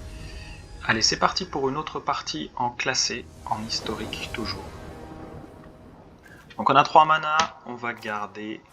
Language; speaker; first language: French; native; French